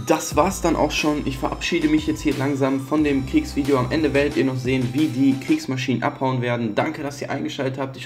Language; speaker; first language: German; native; German